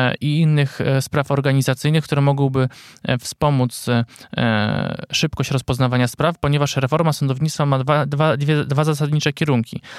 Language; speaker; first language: Polish; native; Polish